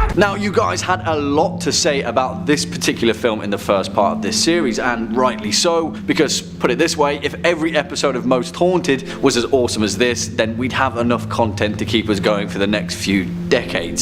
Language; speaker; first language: English; native; English